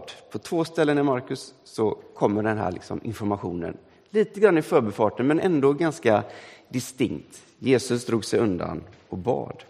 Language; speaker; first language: Swedish; native; Swedish